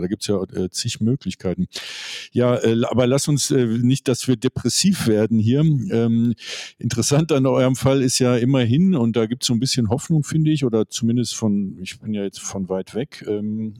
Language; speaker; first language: German; native; German